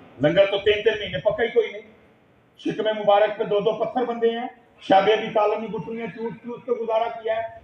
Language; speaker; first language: Urdu; non-native, local second language; Punjabi